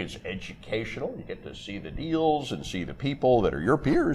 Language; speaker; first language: English; native; English